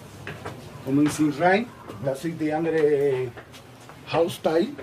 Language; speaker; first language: German; non-native, learner; Spanish